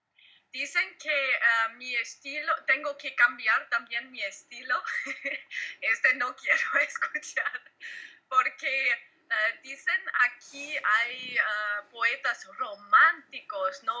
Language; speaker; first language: Spanish; non-native, learner; German